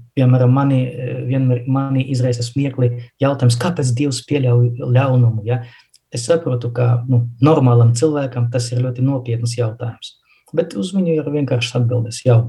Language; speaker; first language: Latvian; non-native, local second language; Russian